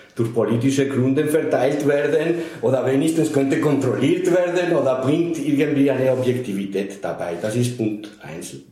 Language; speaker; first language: German; non-native, fluent; Spanish